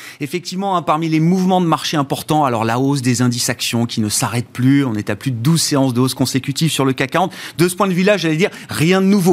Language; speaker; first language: French; native; French